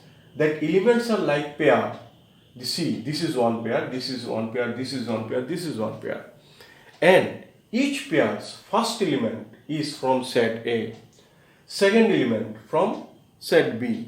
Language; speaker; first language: English; non-native, local second language; Bangla